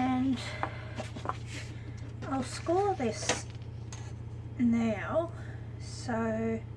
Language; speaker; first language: English; native; English